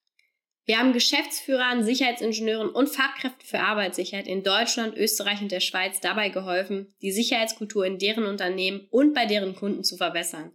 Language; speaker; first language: German; native; German